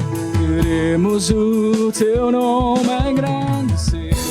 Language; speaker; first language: Portuguese; native; Portuguese